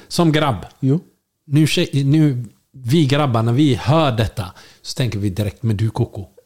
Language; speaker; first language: Swedish; early bilingual, other home language; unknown